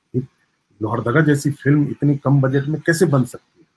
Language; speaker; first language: Hindi; native; Hindi